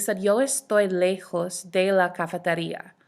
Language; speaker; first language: Spanish; non-native, fluent; English